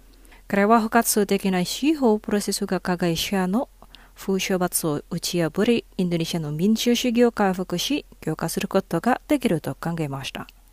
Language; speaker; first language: Japanese; non-native, fluent; Indonesian